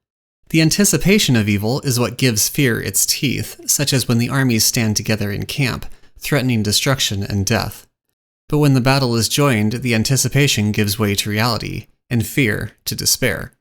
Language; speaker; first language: English; native; English